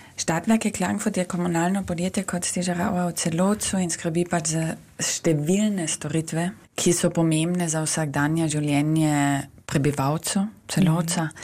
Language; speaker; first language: Slovenian; native; Slovenian